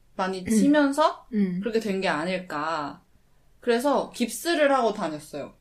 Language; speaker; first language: Korean; early bilingual, heritage; Korean